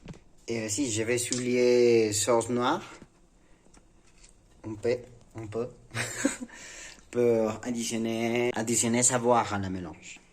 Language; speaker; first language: French; non-native, learner; Spanish